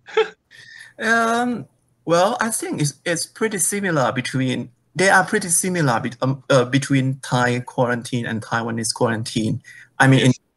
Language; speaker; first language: English; non-native, fluent; Thai